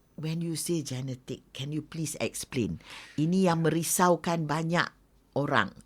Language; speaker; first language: Malay; native; Malay